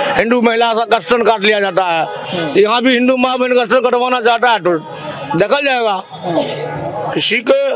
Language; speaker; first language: Hindi; native; Hindi